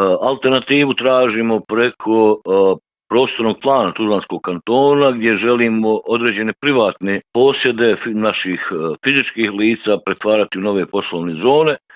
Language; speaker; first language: Bosnian; native; Bosnian